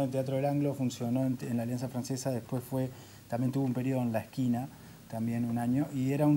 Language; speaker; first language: Spanish; native; Spanish